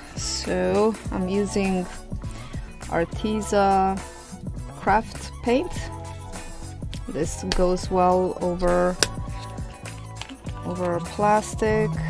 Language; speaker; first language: English; non-native, fluent; Romanian